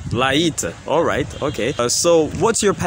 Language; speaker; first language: English; non-native, fluent; Rundi